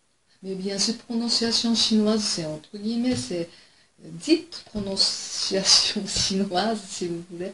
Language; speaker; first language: French; non-native, fluent; Japanese